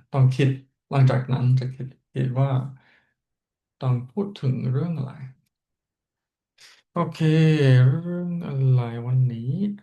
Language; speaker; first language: Thai; non-native, fluent; English